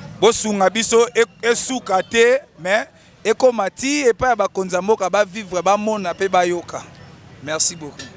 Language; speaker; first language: Lingala; non-native, local second language; Mongo